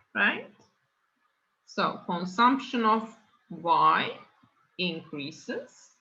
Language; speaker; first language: English; non-native, fluent; Turkish